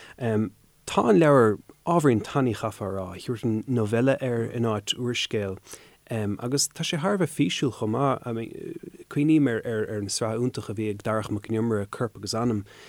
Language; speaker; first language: Irish; native; Irish